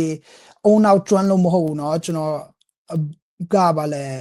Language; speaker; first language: Burmese; early bilingual, heritage; Burmese